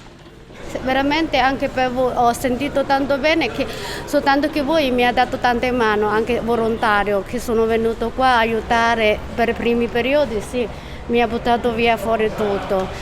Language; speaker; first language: Italian; non-native, learner; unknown